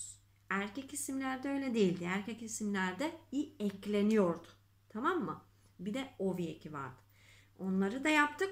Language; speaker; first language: Turkish; non-native, fluent; Macedonian